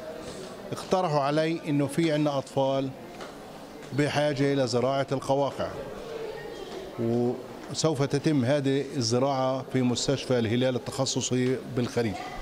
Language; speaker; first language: Arabic; native; Arabic